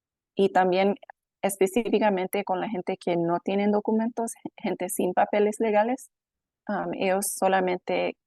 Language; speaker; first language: Spanish; non-native, fluent; English